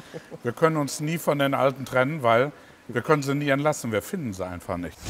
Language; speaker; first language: German; native; German